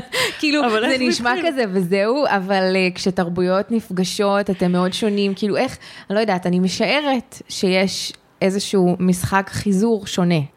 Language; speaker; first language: Hebrew; native; Hebrew